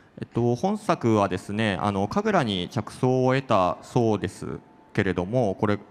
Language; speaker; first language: Japanese; native; Japanese